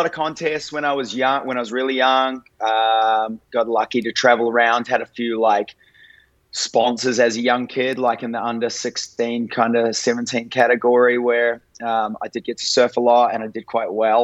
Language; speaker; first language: English; native; English